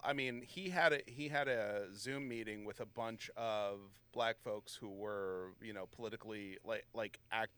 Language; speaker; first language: English; native; English